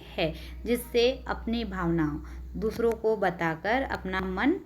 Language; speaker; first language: Hindi; non-native, local second language; Marathi